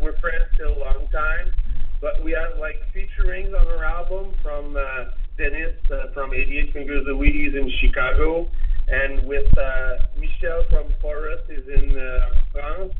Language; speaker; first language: English; non-native, learner; French